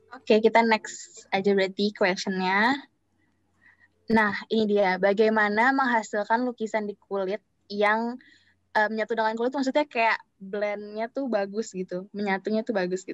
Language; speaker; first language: Indonesian; native; Indonesian